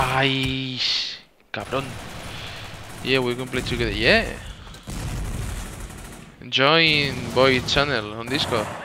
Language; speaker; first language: English; non-native, learner; Spanish